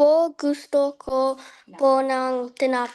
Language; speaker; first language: Filipino; non-native, learner; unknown